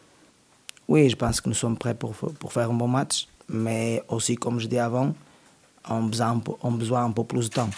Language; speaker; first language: French; non-native, learner; Portuguese